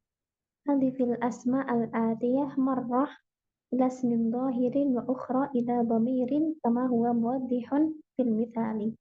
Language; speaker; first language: Arabic; non-native, fluent; Indonesian